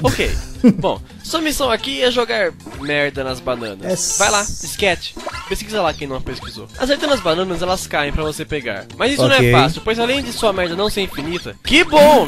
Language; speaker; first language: Portuguese; native; Portuguese